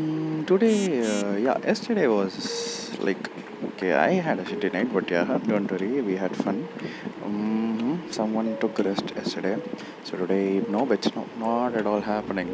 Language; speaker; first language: English; non-native, local second language; Tamil